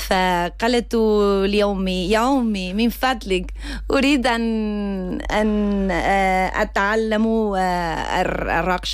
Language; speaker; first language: Arabic; non-native, learner; Spanish